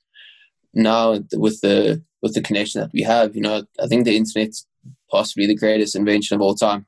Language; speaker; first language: English; native; English